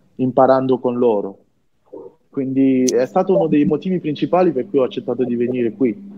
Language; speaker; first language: Italian; non-native, fluent; French